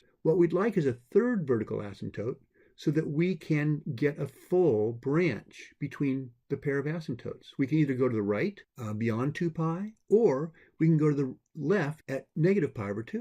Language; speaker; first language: English; native; English